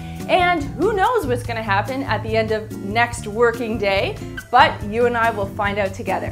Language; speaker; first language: English; native; English